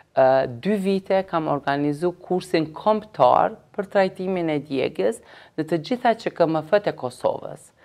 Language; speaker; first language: Albanian; native; Albanian